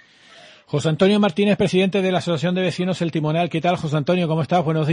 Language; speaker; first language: Spanish; native; Spanish